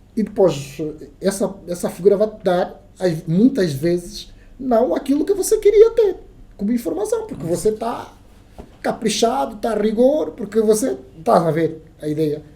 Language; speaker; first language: Portuguese; non-native, local second language; Kongo